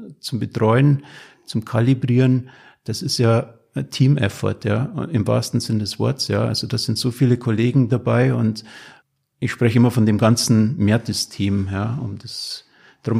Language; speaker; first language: German; native; German